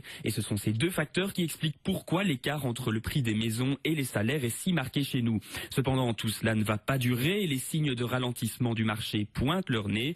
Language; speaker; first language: French; native; French